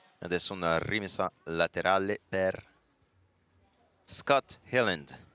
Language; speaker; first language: Italian; non-native, fluent; French